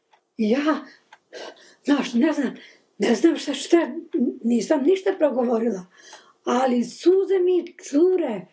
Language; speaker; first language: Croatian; non-native, local second language; Slovak